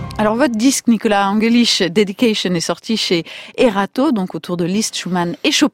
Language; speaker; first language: French; native; French